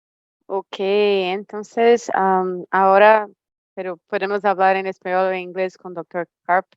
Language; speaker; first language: Spanish; non-native, fluent; Portuguese